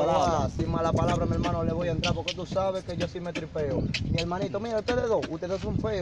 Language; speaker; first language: Spanish; native; Spanish